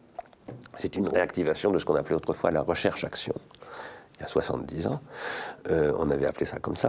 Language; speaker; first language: French; native; French